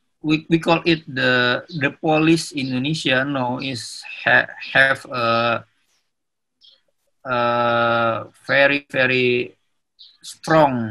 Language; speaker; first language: English; non-native, learner; Indonesian